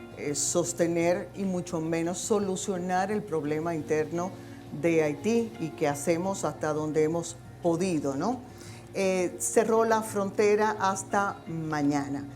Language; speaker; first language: Spanish; native; Spanish